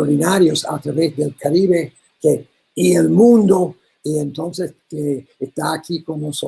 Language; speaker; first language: Spanish; non-native, learner; English